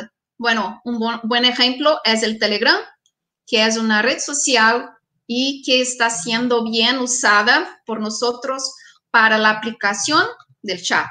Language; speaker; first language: Spanish; non-native, fluent; Portuguese